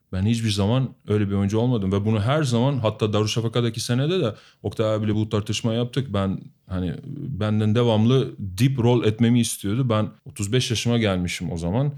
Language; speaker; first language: Turkish; non-native, fluent; Albanian